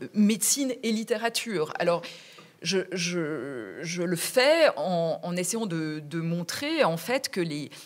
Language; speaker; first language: French; native; French